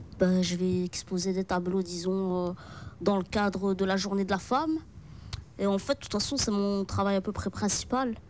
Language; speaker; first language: French; early bilingual, other home language; Arabic